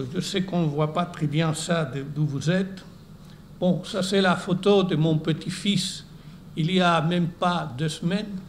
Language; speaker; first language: French; non-native, fluent; Spanish